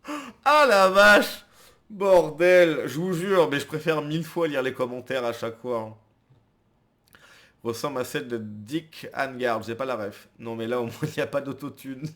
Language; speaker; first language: French; native; French